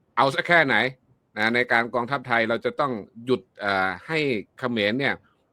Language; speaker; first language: Thai; native; Thai